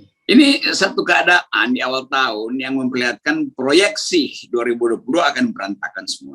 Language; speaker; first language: Indonesian; native; Indonesian